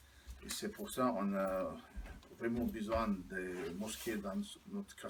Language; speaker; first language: French; non-native, learner; Chechen